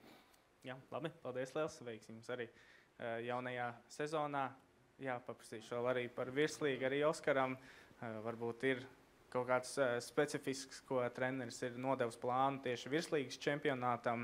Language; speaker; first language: Latvian; native; Latvian